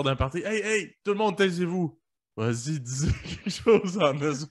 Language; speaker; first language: French; early bilingual, other home language; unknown